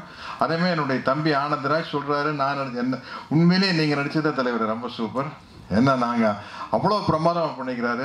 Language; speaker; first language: Tamil; native; Tamil